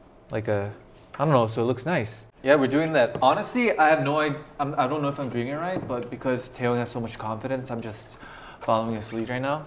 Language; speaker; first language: English; early bilingual, other home language; Korean